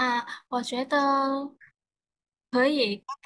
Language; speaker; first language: Chinese; non-native, learner; Vietnamese